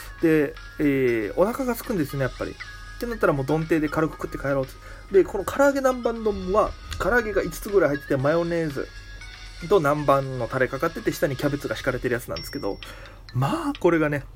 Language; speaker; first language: Japanese; native; Japanese